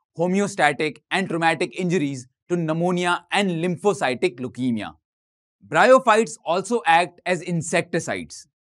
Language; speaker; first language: Urdu; native; Urdu